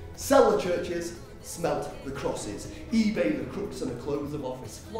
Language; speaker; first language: English; native; English